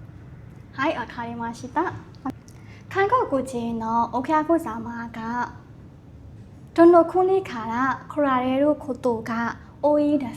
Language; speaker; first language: Japanese; non-native, learner; Burmese